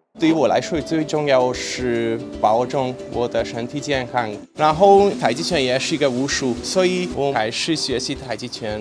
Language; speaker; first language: Chinese; non-native, fluent; Hungarian